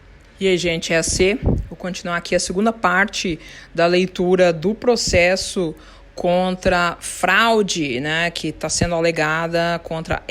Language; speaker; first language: Portuguese; native; Portuguese